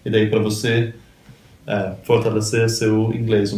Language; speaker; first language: Portuguese; early bilingual, other home language; Danish